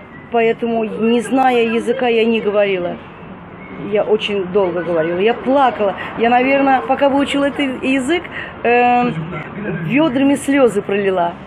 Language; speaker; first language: Russian; non-native, fluent; Turkish